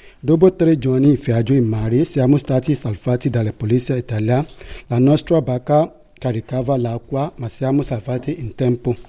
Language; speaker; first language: Italian; non-native, learner; Yoruba